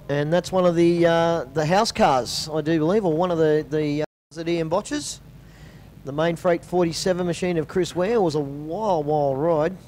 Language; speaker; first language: English; native; English